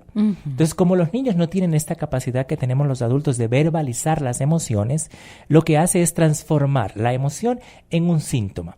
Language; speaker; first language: Spanish; native; Spanish